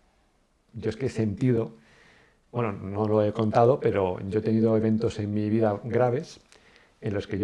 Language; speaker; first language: Spanish; native; Spanish